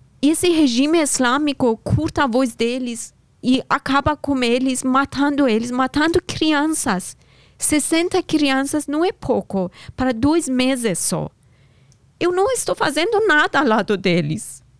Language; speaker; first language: Portuguese; non-native, learner; Persian